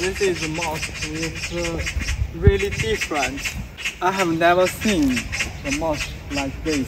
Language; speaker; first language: English; non-native, local second language; Chinese